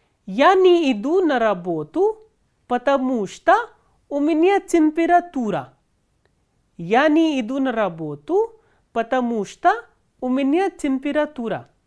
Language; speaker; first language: Russian; non-native, fluent; Hindi